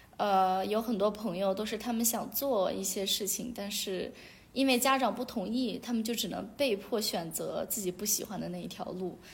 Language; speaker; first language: Chinese; non-native, local second language; Uyghur